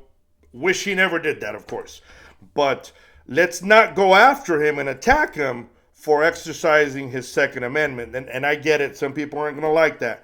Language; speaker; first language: English; native; English